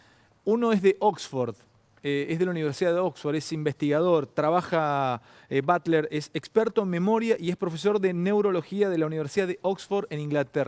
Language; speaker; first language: Spanish; native; Spanish